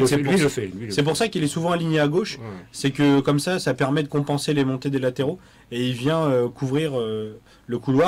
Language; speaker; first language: French; native; French